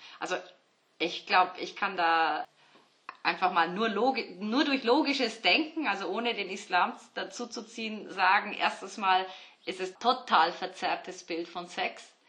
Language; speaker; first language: German; early bilingual, other home language; Turkish